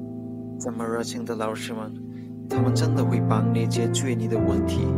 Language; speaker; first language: Chinese; non-native, fluent; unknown